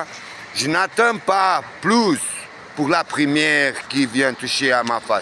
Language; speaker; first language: French; non-native, learner; Portuguese